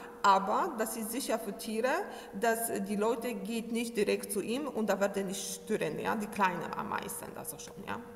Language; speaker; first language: German; non-native, learner; Polish